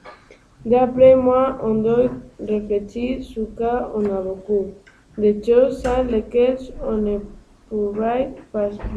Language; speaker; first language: French; non-native, learner; Spanish